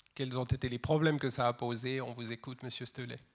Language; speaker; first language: French; native; French